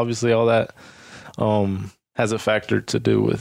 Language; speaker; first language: English; early bilingual, other home language; Spanish